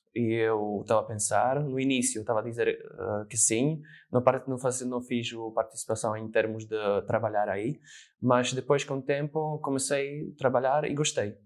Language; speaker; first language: Portuguese; non-native, fluent; Slovak